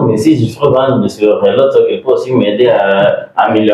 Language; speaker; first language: French; non-native, learner; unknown